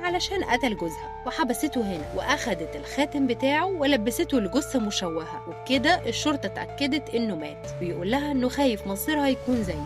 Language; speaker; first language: Arabic; native; Arabic